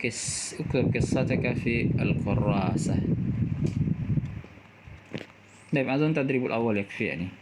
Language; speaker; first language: Arabic; non-native, fluent; Indonesian